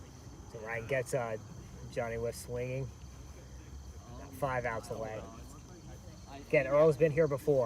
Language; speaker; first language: English; native; English